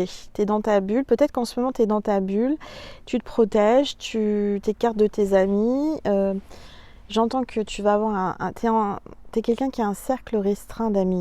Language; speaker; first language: French; native; French